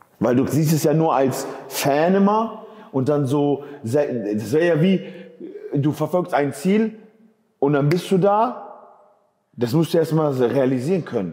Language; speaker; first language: German; native; German